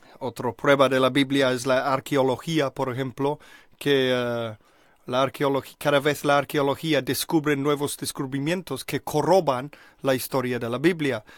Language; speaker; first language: Spanish; non-native, fluent; English